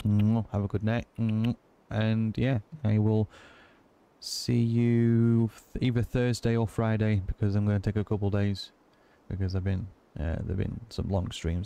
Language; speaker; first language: English; native; English